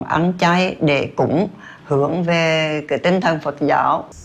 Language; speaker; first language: Vietnamese; native; Vietnamese